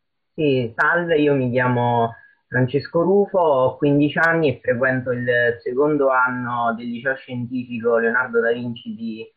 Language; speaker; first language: Italian; native; Italian